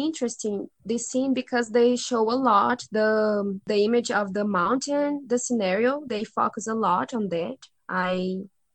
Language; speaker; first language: English; non-native, fluent; Portuguese